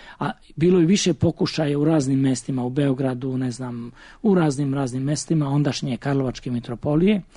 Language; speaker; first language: Serbian; native; Serbian